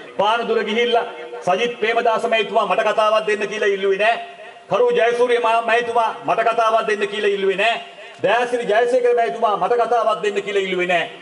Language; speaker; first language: Sinhala; non-native, local second language; Tamil